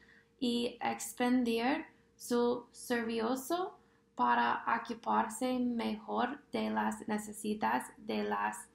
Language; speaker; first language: Spanish; non-native, fluent; English